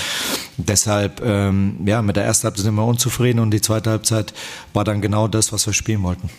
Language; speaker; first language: German; native; German